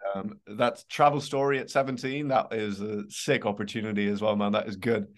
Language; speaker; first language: English; native; English